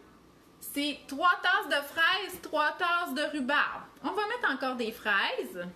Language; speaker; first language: French; native; French